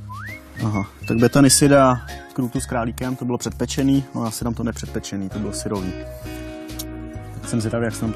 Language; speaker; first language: Czech; native; Czech